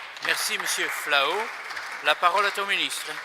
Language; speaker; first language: French; native; French